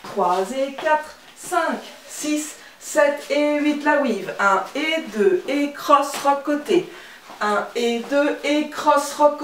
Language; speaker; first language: French; native; French